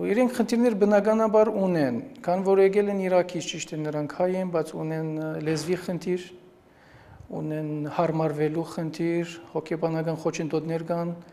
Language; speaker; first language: Armenian; early bilingual, heritage; Armenian